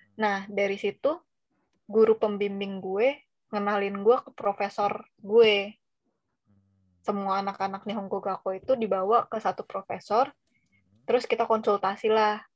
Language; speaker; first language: Indonesian; native; Indonesian